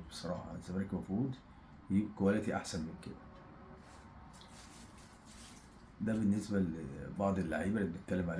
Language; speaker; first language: Arabic; native; Arabic